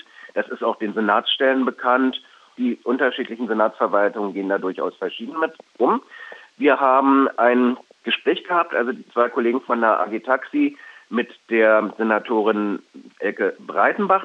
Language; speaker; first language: German; native; German